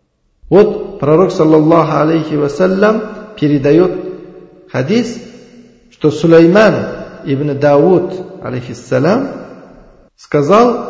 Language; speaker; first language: Russian; non-native, learner; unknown